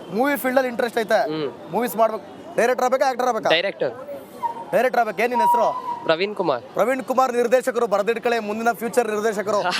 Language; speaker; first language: Kannada; native; Kannada